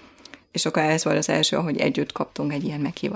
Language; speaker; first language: Hungarian; non-native, fluent; German